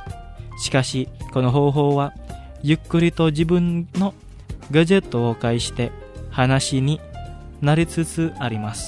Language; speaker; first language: Japanese; non-native, fluent; Indonesian